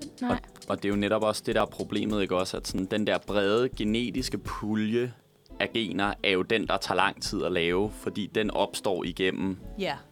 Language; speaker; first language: Danish; native; Danish